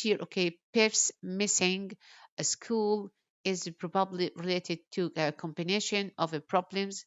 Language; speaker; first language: English; non-native, fluent; Arabic